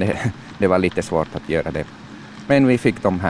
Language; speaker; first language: Swedish; non-native, learner; Finnish